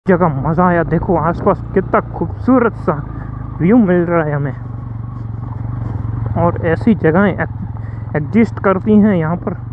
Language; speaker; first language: Hindi; non-native, local second language; Gujarati